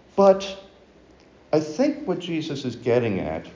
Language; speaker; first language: English; native; English